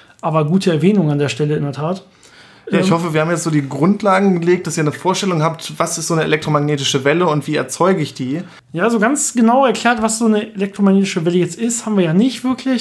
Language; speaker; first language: German; native; German